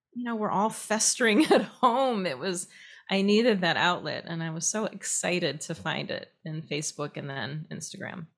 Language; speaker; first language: English; native; English